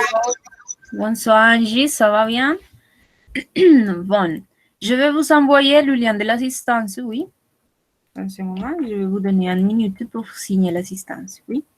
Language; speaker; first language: French; non-native, fluent; Spanish